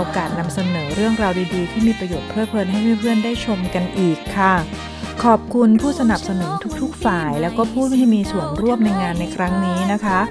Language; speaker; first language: Thai; native; Thai